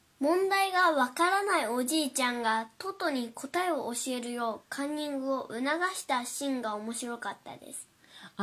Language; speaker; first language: Japanese; non-native, learner; Chinese